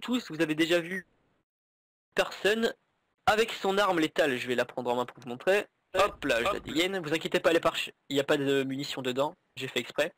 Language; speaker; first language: French; native; French